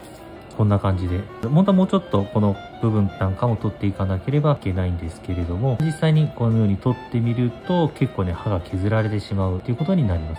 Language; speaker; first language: Japanese; native; Japanese